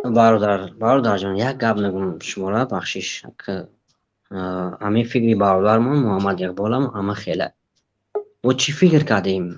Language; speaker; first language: Tajik; native; Tajik